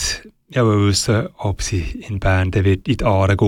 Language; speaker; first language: German; native; German